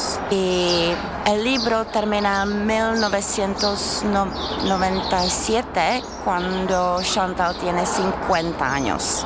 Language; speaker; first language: Spanish; non-native, fluent; Czech